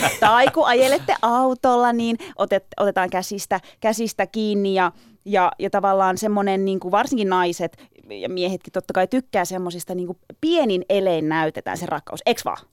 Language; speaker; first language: Finnish; early bilingual, other home language; Turkish